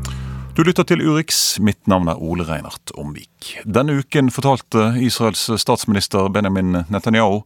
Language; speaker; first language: Norwegian; native; Norwegian